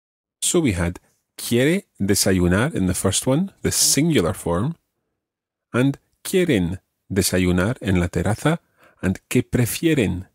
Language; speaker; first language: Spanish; non-native, fluent; English